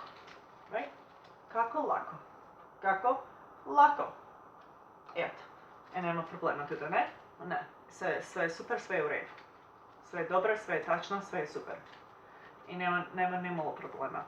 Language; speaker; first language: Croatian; early bilingual, heritage; Croatian